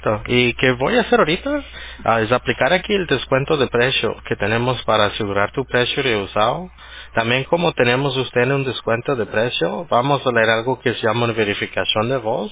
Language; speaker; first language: Spanish; early bilingual, heritage; Spanish